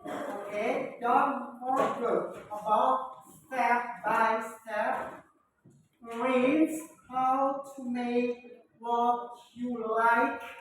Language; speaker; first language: English; non-native, learner; Indonesian